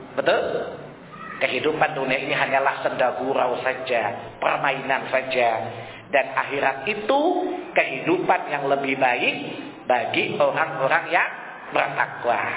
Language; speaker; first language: Indonesian; non-native, local second language; Sundanese